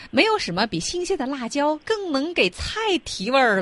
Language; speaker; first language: Chinese; native; Chinese